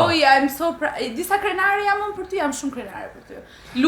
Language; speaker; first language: Albanian; native; Albanian